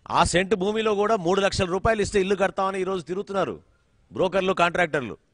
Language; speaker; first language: Telugu; native; Telugu